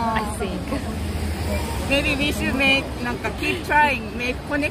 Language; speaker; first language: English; non-native, learner; Japanese